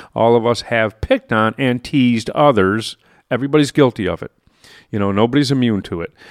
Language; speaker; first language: English; native; English